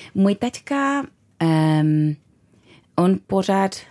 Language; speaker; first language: Czech; non-native, fluent; Spanish